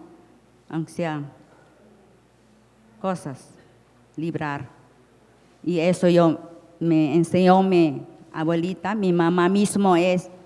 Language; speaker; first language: Spanish; non-native, local second language; Shipibo-Conibo